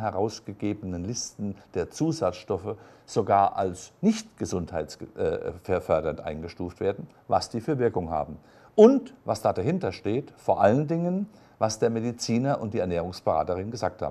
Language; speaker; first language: German; native; German